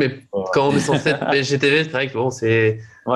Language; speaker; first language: French; native; French